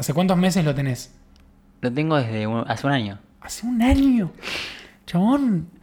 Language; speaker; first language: Spanish; native; Spanish